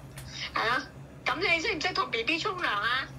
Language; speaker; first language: Cantonese; native; Cantonese